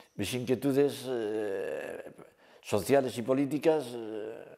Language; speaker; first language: Spanish; native; Spanish